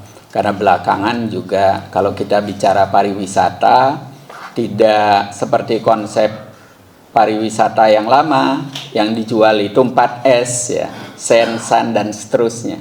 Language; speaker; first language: Indonesian; native; Indonesian